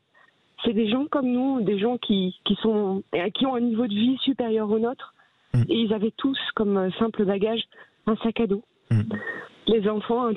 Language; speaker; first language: French; native; French